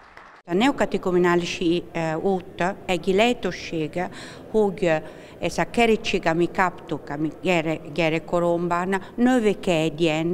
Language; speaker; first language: Hungarian; non-native, learner; Italian